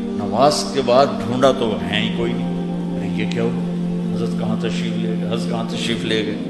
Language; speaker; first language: Urdu; non-native, local second language; Punjabi